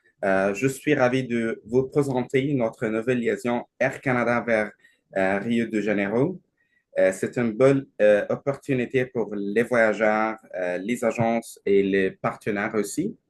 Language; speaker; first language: French; non-native, learner; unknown